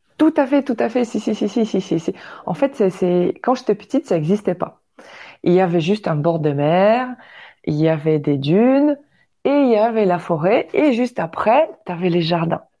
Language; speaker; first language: French; non-native, fluent; Polish